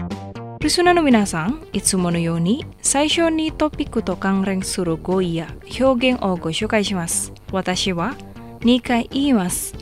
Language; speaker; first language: Japanese; non-native, fluent; Indonesian